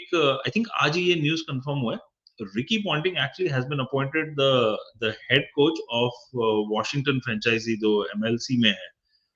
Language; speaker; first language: English; non-native, local second language; Hindi